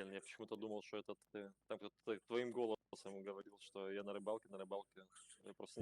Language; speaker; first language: Russian; native; Russian